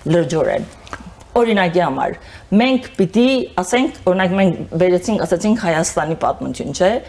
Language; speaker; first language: Armenian; early bilingual, heritage; Armenian